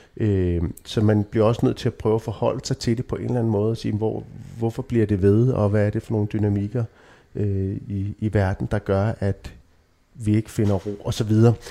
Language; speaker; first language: Danish; native; Danish